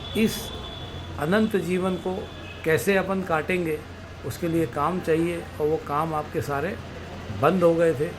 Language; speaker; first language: Hindi; native; Hindi